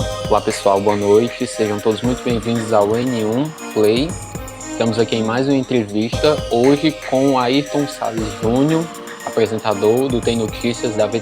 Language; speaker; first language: Portuguese; native; Portuguese